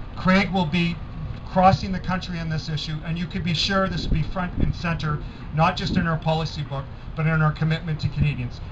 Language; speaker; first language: English; native; English